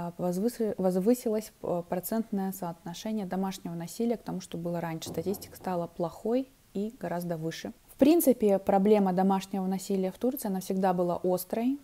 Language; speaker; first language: Russian; native; Russian